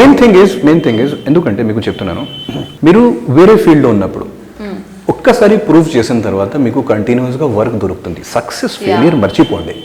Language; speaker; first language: Telugu; non-native, local second language; Hindi